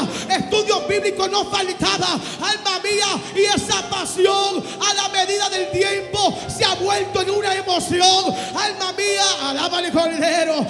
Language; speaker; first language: Spanish; native; Spanish